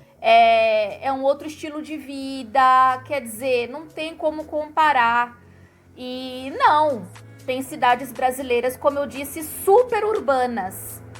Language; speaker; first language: Portuguese; native; Portuguese